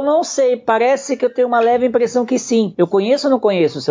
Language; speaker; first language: Portuguese; native; Portuguese